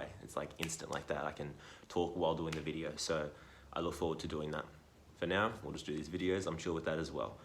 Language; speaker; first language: English; native; English